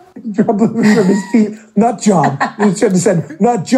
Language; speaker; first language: English; native; English